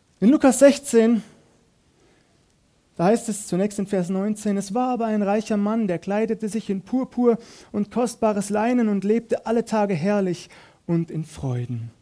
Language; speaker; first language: German; native; German